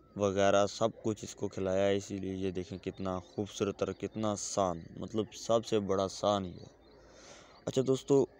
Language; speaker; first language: Urdu; non-native, local second language; Punjabi